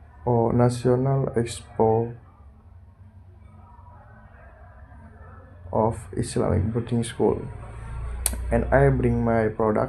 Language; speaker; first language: English; non-native, learner; Indonesian